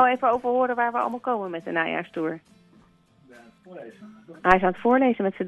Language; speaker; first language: Dutch; native; Dutch